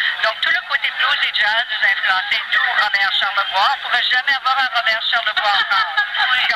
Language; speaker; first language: French; native; French